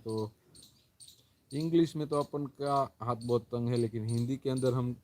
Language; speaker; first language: Hindi; non-native, local second language; Gujarati